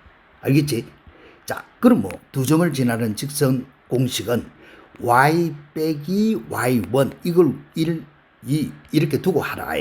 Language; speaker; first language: Korean; native; Korean